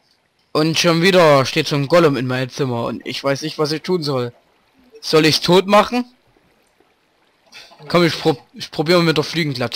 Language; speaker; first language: German; native; German